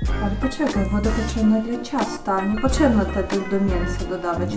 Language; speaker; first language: Polish; non-native, fluent; Ukrainian